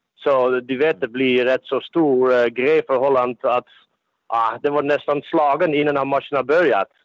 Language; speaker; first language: Swedish; non-native, fluent; Dutch